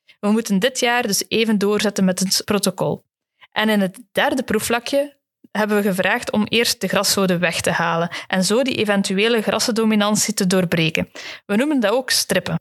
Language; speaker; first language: Dutch; native; Dutch